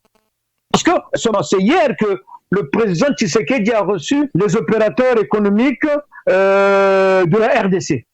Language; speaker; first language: French; non-native, local second language; Lingala